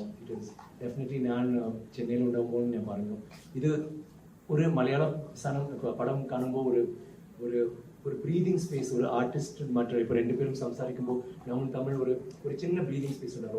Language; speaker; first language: Malayalam; non-native, learner; Tamil